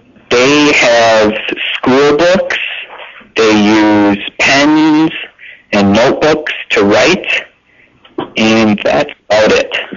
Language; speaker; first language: English; native; English